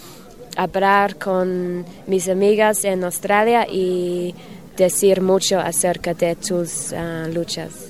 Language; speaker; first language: Spanish; non-native, learner; English